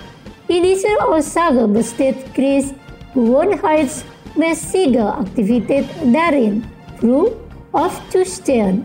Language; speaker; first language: German; non-native, fluent; Indonesian